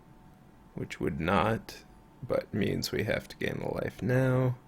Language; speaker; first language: English; native; English